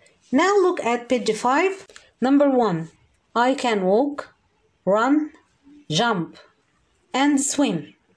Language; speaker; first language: English; non-native, fluent; Arabic